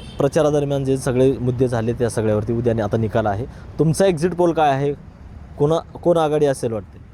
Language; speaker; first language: Marathi; native; Marathi